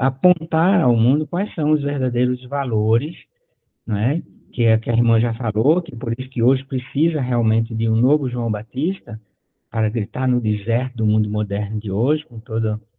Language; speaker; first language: Portuguese; native; Portuguese